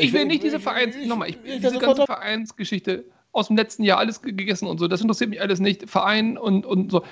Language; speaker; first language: German; native; German